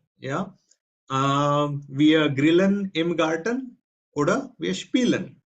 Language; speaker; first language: German; non-native, fluent; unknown